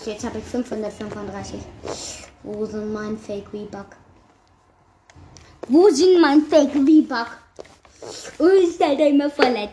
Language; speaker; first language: German; native; German